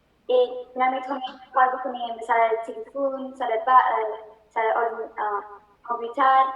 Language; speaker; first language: Persian; early bilingual, heritage; Persian